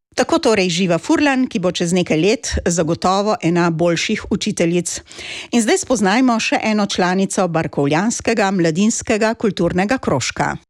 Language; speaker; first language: Slovenian; native; Slovenian